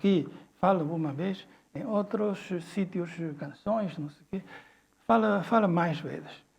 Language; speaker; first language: Portuguese; non-native, fluent; Chinese